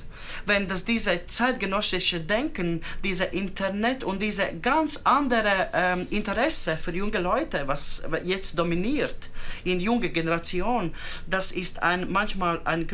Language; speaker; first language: German; non-native, learner; Latvian